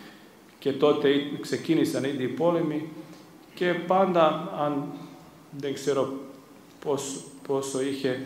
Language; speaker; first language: Greek; non-native, fluent; Serbian